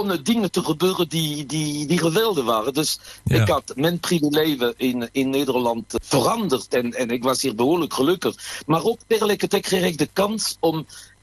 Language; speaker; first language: Dutch; non-native, fluent; French